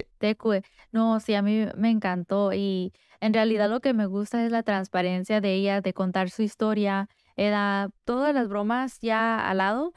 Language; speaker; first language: Spanish; early bilingual, heritage; Spanish